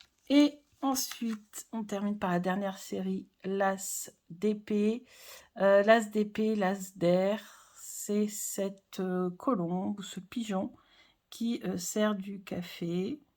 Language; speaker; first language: French; native; French